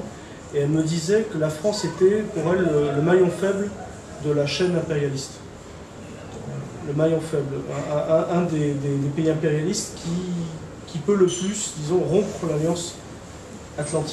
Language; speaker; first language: French; native; French